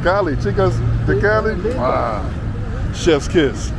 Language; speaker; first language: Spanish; non-native, learner; English